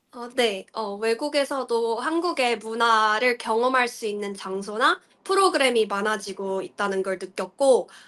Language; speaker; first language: Korean; early bilingual, heritage; Korean